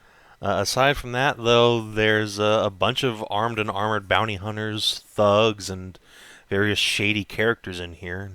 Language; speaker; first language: English; native; English